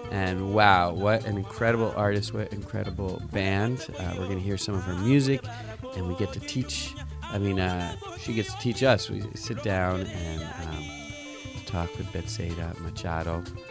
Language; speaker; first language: English; native; English